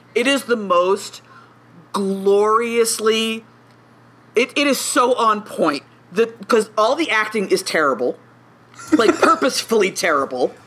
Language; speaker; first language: English; native; English